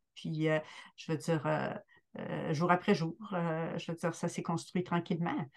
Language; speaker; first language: French; native; French